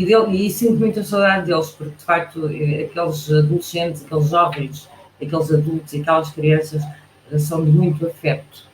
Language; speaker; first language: Portuguese; native; Portuguese